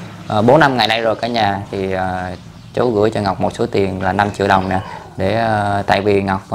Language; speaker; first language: Vietnamese; native; Vietnamese